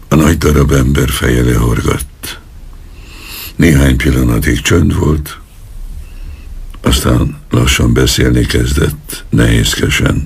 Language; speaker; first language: Hungarian; native; Hungarian